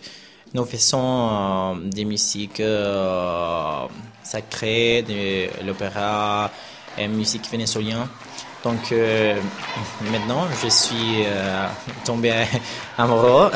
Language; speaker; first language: French; non-native, learner; Spanish